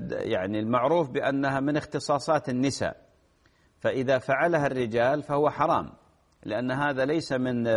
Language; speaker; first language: Arabic; native; Arabic